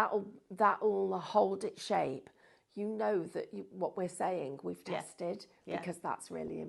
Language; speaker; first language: English; native; English